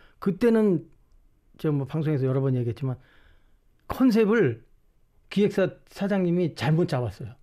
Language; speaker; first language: Korean; native; Korean